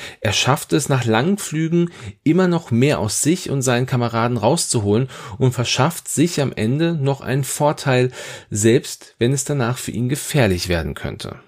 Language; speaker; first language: German; native; German